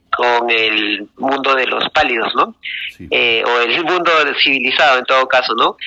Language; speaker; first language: Spanish; native; Spanish